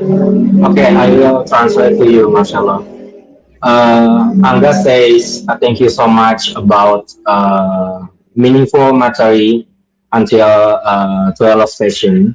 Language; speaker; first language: English; non-native, learner; Indonesian